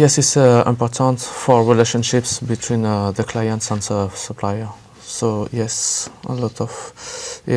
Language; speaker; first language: English; non-native, learner; French